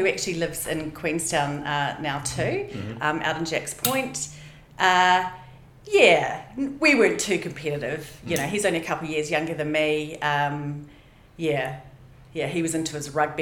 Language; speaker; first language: English; native; English